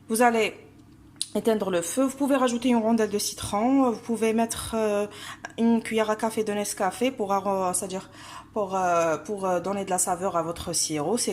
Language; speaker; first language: French; non-native, local second language; Arabic